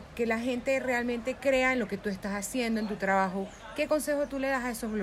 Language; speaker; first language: Spanish; native; Spanish